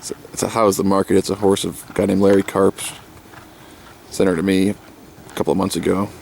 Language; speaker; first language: English; native; English